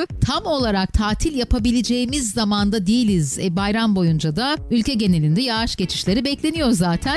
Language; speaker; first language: Turkish; native; Turkish